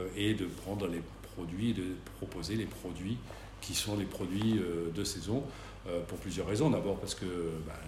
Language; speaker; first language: French; native; French